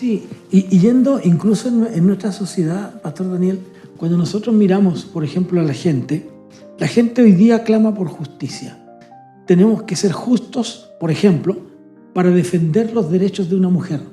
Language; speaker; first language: Spanish; native; Spanish